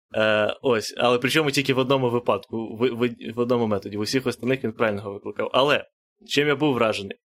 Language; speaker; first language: Ukrainian; native; Ukrainian